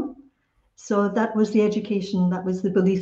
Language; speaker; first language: English; native; English